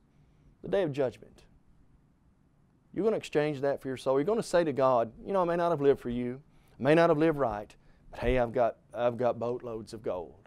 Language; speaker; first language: English; native; English